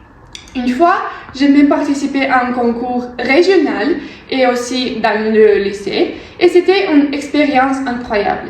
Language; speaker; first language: French; non-native, learner; Romanian